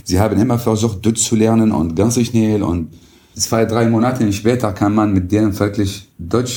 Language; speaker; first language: German; non-native, fluent; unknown